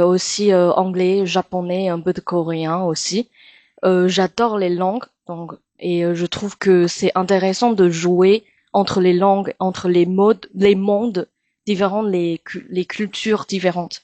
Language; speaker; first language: French; non-native, fluent; Min Nan Chinese